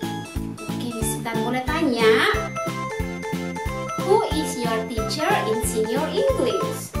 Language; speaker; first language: English; non-native, fluent; Indonesian